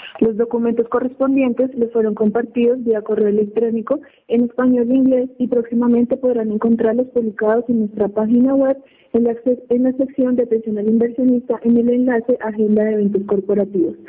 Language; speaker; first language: Spanish; native; Spanish